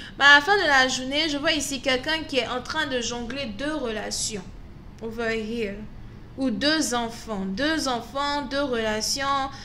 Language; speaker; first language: French; native; French